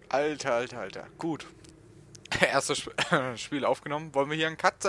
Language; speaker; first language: German; native; German